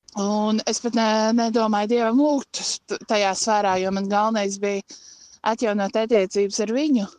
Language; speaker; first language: Latvian; native; Latvian